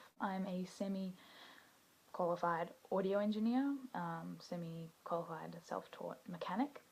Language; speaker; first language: English; native; English